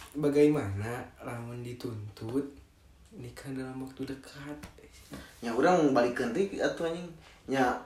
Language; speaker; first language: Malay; non-native, local second language; Sundanese